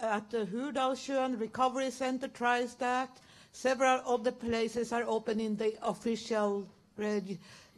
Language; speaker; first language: English; non-native, fluent; Dutch